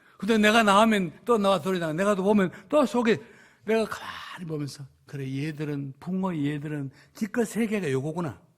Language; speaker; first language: Korean; native; Korean